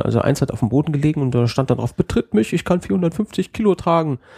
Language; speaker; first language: German; native; German